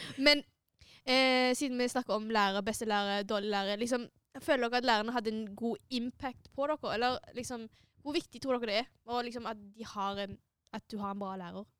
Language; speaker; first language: Norwegian; early bilingual, other home language; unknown